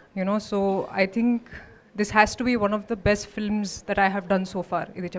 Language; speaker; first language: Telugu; non-native, local second language; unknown